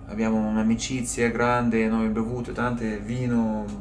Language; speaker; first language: Italian; non-native, learner; Russian